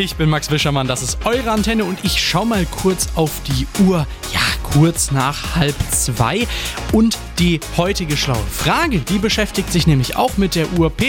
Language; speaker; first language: German; native; German